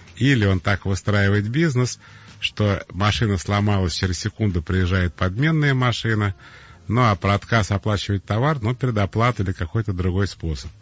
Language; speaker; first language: Russian; native; Russian